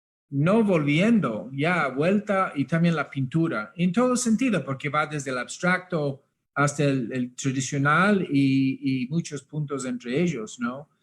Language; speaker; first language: Spanish; early bilingual, heritage; English